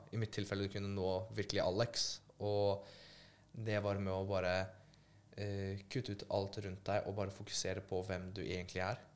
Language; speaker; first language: Norwegian; early bilingual, other home language; Polish